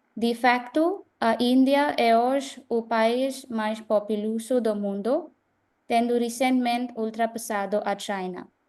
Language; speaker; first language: Portuguese; non-native, learner; Konkani